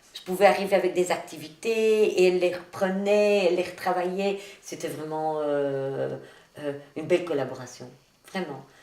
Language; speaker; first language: French; native; French